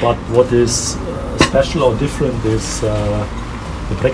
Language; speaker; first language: English; non-native, fluent; German